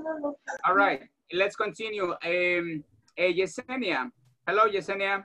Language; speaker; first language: English; non-native, fluent; Spanish